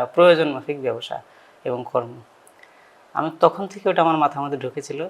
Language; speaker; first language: Bangla; native; Bangla